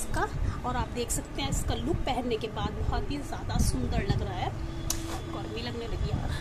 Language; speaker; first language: Hindi; native; Hindi